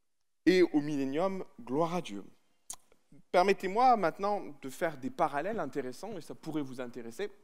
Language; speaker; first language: French; native; French